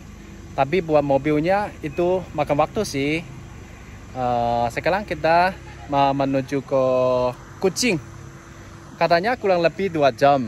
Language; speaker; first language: Indonesian; non-native, fluent; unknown